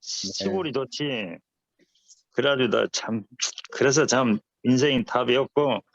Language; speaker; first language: Korean; native; Korean